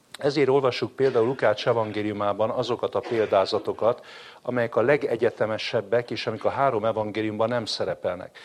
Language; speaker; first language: Hungarian; native; Hungarian